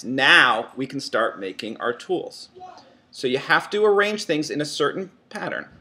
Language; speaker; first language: English; native; English